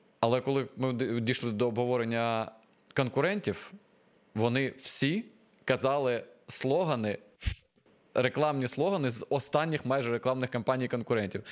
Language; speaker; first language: Ukrainian; non-native, local second language; Russian